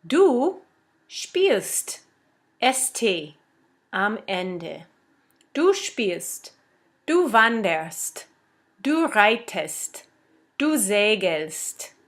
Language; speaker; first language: German; non-native, fluent; English